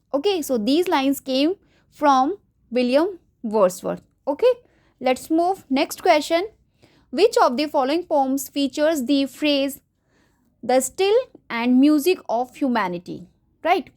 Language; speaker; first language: English; non-native, local second language; Hindi